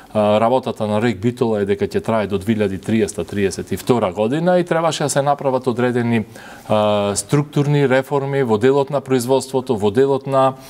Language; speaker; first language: Macedonian; native; Macedonian